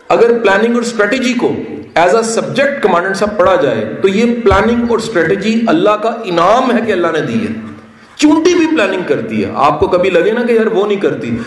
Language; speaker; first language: Urdu; native; Urdu